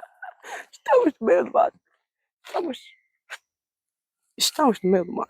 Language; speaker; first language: Portuguese; non-native, fluent; French